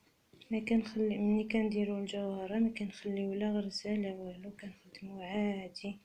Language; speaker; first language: Arabic; native; Arabic